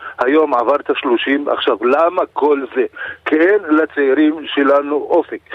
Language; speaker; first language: Hebrew; non-native, local second language; Arabic